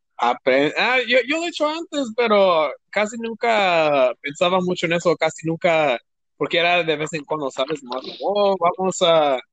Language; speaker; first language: Spanish; early bilingual, heritage; Spanish